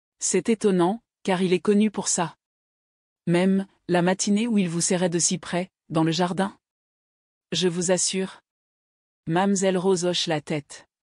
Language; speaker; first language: French; native; French